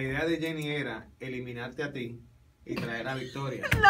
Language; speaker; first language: Spanish; native; Spanish